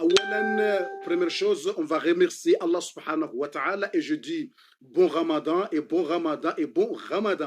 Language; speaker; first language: French; non-native, fluent; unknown